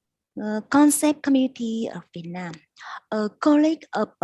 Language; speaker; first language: English; non-native, learner; Vietnamese